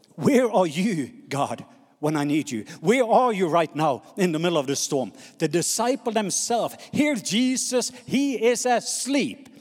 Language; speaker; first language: English; non-native, fluent; Norwegian